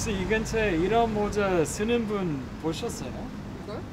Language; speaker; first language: Korean; non-native, fluent; English